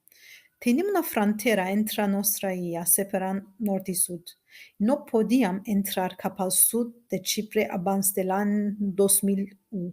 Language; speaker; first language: Catalan; non-native, learner; Turkish